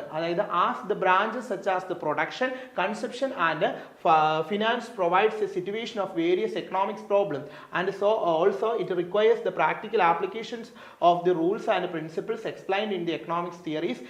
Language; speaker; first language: English; non-native, local second language; Malayalam